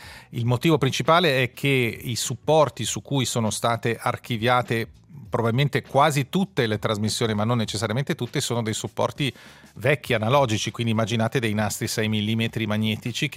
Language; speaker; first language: Italian; native; Italian